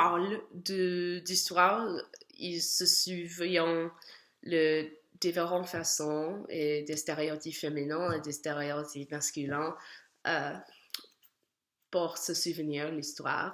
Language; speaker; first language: French; non-native, learner; English